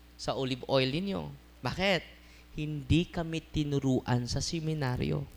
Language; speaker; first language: Filipino; non-native, local second language; Cebuano